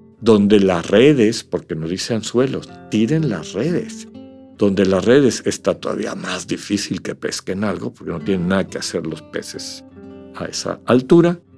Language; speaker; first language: Spanish; native; Spanish